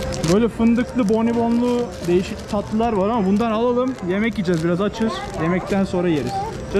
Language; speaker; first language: Turkish; native; Turkish